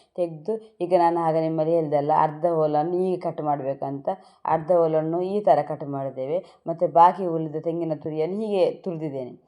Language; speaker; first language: Kannada; non-native, local second language; Tulu